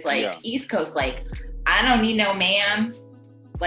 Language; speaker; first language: English; native; English